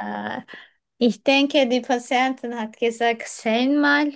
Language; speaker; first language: German; non-native, learner; Turkish